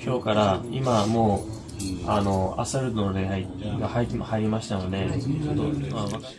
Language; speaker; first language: Japanese; non-native, fluent; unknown